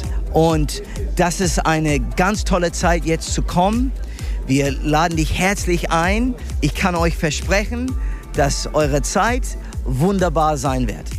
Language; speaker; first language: German; non-native, learner; English